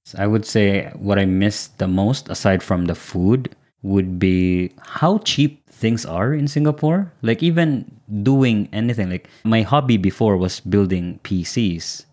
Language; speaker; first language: English; non-native, local second language; Filipino